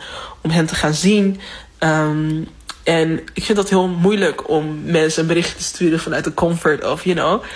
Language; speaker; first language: Dutch; native; Dutch